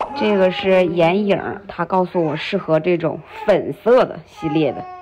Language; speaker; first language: Chinese; native; Chinese